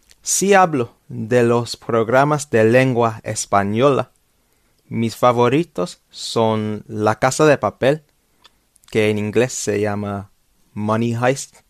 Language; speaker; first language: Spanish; non-native, fluent; English